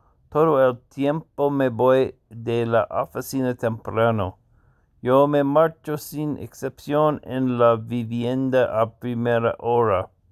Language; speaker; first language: Spanish; non-native, learner; English